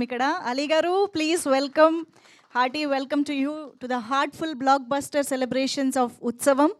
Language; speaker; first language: Telugu; native; Telugu